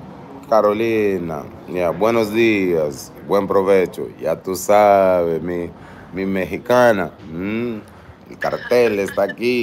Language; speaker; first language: Spanish; non-native, learner; Portuguese